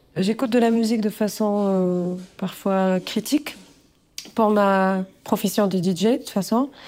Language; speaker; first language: French; non-native, local second language; Arabic